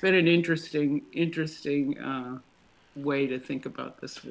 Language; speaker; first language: English; native; English